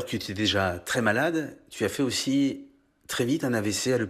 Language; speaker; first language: French; native; French